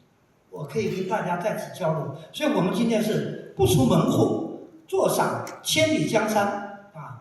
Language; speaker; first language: Chinese; native; Chinese